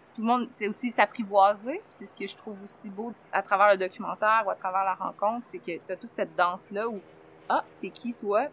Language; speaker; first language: French; native; French